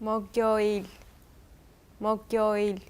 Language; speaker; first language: Korean; non-native, learner; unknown